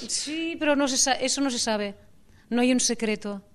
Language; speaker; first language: Spanish; non-native, local second language; Catalan